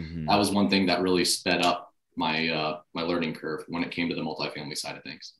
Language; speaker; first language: English; native; English